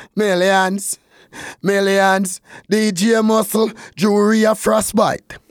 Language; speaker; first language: English; non-native, local second language; Jamaican Creole English